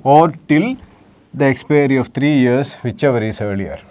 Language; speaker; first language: English; non-native, local second language; Malayalam